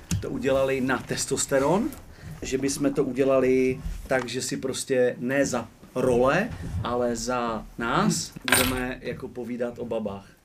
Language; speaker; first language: Czech; native; Czech